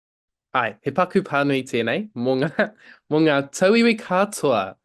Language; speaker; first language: Māori; non-native, local second language; English